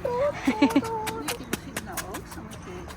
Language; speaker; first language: Dutch; native; Dutch